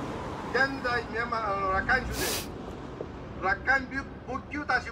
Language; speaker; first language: Japanese; non-native, fluent; Rohingya